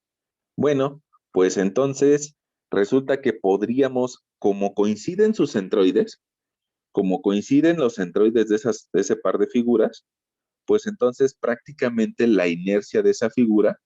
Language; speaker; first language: Spanish; native; Spanish